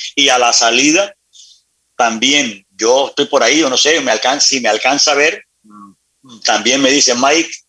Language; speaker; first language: Spanish; native; Spanish